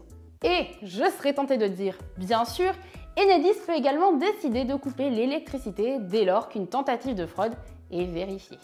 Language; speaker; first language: French; native; French